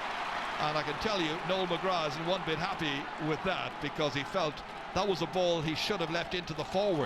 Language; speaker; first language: English; native; English